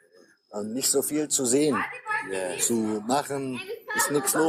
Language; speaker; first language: German; native; German